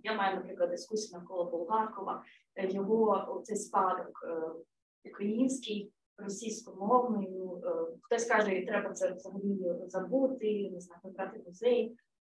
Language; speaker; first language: Ukrainian; non-native, local second language; Russian